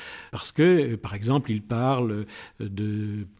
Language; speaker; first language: French; native; French